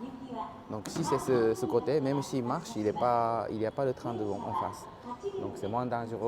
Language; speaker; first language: French; non-native, fluent; Japanese